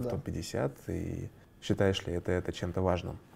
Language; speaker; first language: Russian; native; Russian